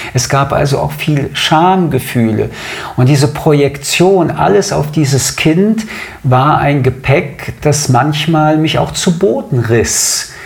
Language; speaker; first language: German; early bilingual, other home language; French